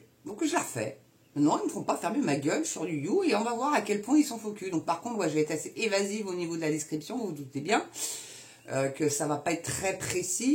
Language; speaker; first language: French; native; French